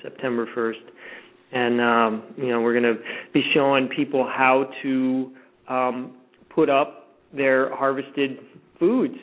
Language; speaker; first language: English; native; English